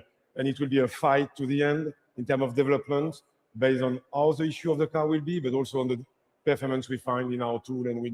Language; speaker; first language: English; non-native, fluent; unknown